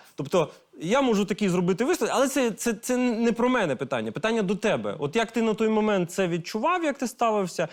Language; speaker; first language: Ukrainian; non-native, local second language; Russian